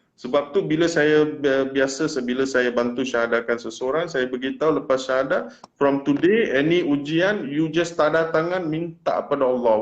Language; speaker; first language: Malay; non-native, local second language; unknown